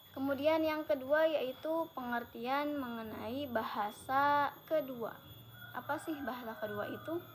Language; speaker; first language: Indonesian; non-native, local second language; Javanese